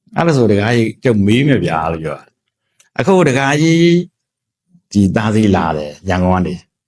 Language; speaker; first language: Burmese; native; Burmese